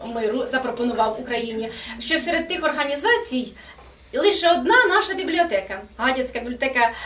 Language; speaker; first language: Ukrainian; non-native, fluent; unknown